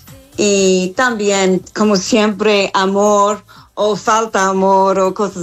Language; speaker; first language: Spanish; non-native, learner; English